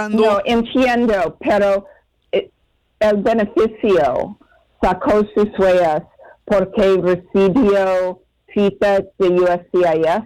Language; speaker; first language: Spanish; non-native, fluent; English